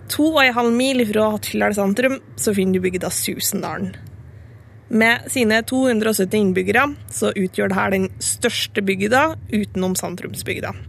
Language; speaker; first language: Norwegian; native; Norwegian